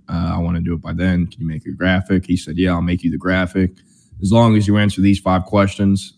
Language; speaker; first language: English; native; English